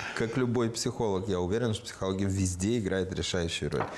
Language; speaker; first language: Russian; native; Russian